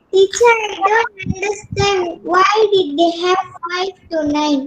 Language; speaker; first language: English; non-native, local second language; Tamil